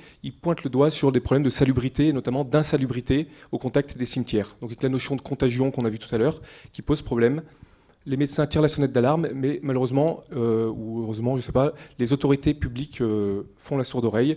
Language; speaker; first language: French; native; French